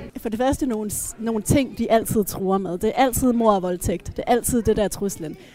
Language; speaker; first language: Danish; native; Danish